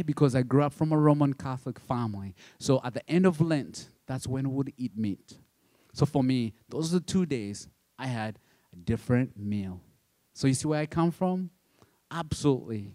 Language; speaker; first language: English; non-native, local second language; Kinyarwanda